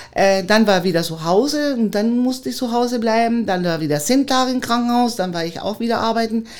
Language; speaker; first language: German; non-native, fluent; Spanish